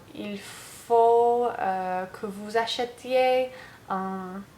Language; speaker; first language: French; non-native, learner; English